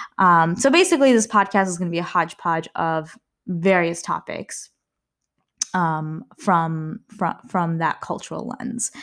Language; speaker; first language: English; early bilingual, other home language; Malayalam